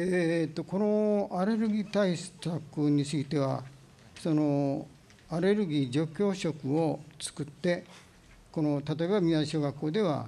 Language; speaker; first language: Japanese; native; Japanese